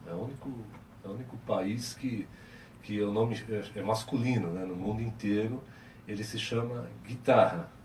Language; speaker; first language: Portuguese; native; Portuguese